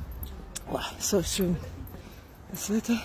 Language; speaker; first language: German; non-native, fluent; Russian